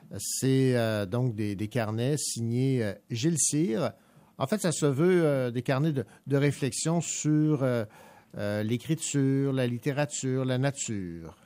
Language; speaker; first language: French; native; French